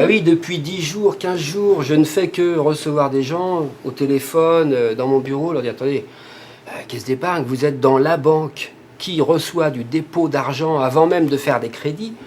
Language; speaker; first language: French; native; French